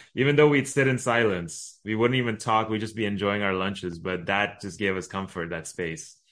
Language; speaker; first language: English; early bilingual, other home language; Arabic